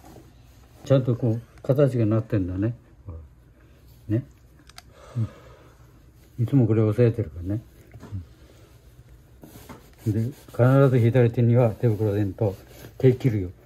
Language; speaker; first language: Japanese; native; Japanese